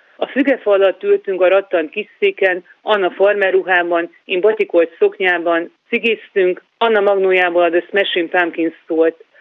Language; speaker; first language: Hungarian; native; Hungarian